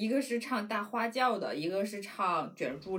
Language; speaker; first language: Chinese; native; Chinese